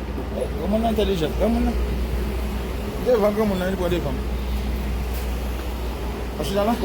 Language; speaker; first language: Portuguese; non-native, learner; Haitian Creole